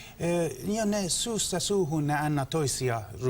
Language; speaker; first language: Finnish; non-native, learner; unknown